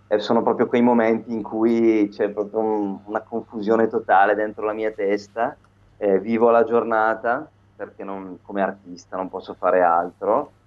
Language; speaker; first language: Italian; native; Italian